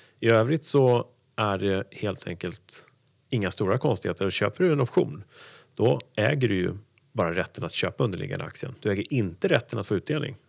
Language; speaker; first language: Swedish; native; Swedish